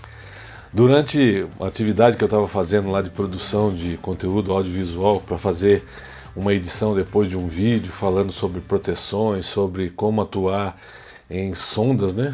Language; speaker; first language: Portuguese; native; Portuguese